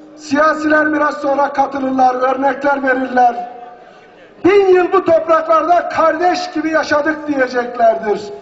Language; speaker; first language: Turkish; native; Turkish